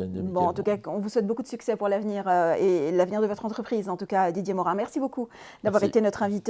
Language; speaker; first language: French; native; French